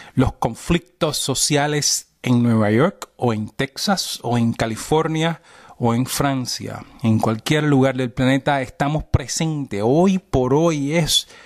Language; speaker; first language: Spanish; early bilingual, heritage; Spanish